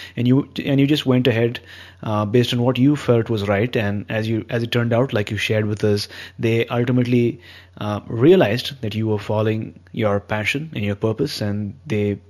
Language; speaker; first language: English; non-native, local second language; Hindi